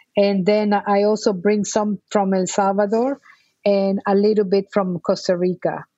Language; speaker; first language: English; non-native, fluent; Spanish